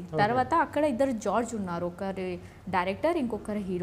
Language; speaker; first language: Telugu; non-native, learner; Odia